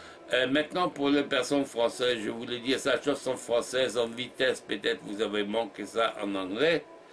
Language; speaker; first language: French; non-native, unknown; German